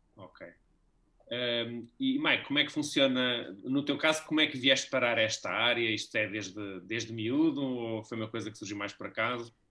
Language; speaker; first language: Portuguese; native; Portuguese